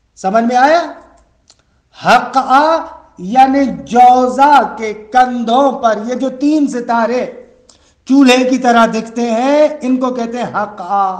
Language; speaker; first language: Urdu; non-native, local second language; Sindhi